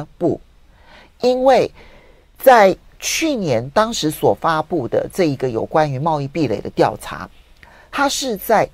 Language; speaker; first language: Chinese; native; Chinese